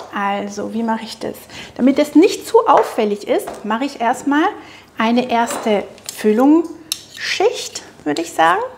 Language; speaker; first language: German; non-native, fluent; French